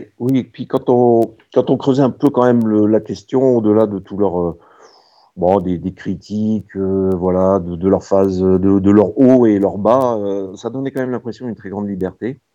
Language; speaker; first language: French; native; French